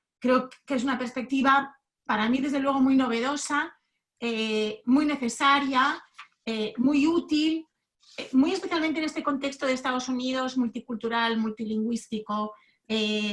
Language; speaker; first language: Spanish; native; Spanish